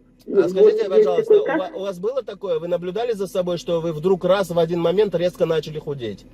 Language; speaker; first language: Russian; native; Russian